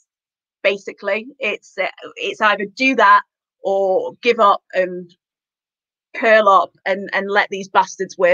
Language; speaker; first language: English; native; English